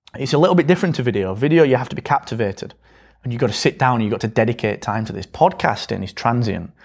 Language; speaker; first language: English; native; English